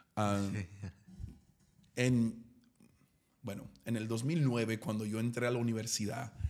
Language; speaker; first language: Spanish; early bilingual, heritage; Spanish